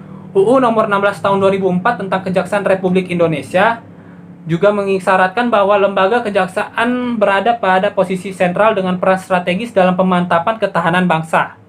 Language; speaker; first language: Indonesian; native; Indonesian